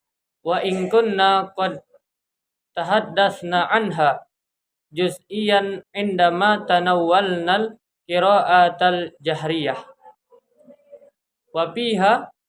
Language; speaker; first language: Arabic; non-native, learner; Indonesian